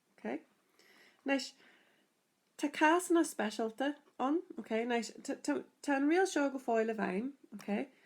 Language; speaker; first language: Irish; native; Irish